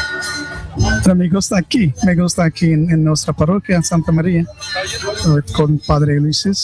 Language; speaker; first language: Spanish; non-native, learner; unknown